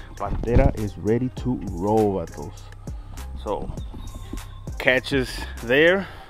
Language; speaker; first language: English; early bilingual, other home language; Spanish